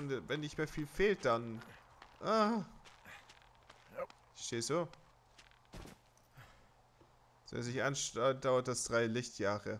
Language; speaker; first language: German; native; German